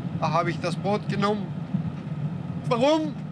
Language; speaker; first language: German; non-native, fluent; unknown